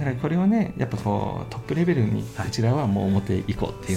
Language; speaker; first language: Japanese; native; Japanese